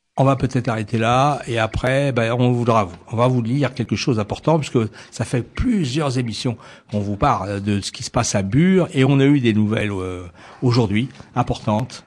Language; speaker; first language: French; native; French